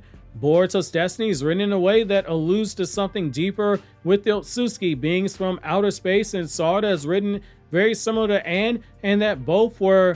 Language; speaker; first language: English; native; English